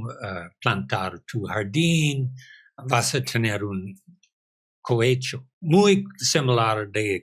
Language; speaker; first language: Spanish; non-native, fluent; English